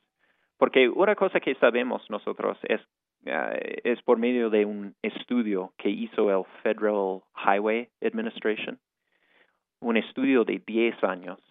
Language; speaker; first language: Spanish; non-native, fluent; English